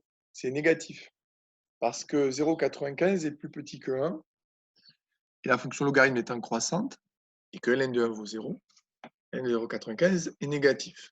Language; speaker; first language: French; native; French